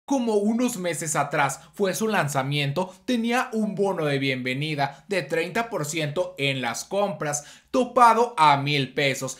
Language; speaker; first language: Spanish; native; Spanish